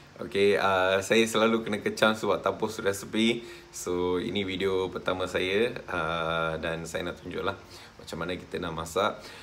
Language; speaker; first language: Malay; non-native, local second language; Tamil